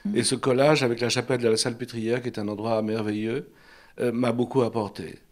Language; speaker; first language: French; native; French